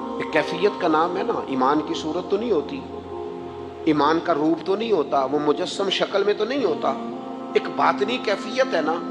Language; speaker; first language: Urdu; non-native, local second language; Punjabi